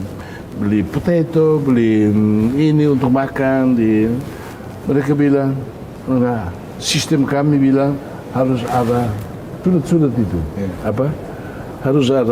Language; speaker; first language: Indonesian; non-native, fluent; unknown